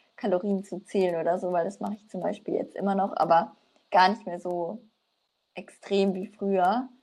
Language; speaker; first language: German; native; German